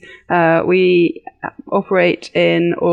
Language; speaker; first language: English; native; English